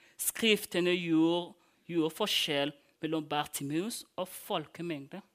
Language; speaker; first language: Norwegian; non-native, fluent; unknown